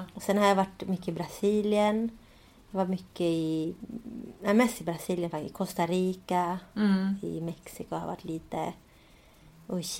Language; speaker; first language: Swedish; early bilingual, other home language; Spanish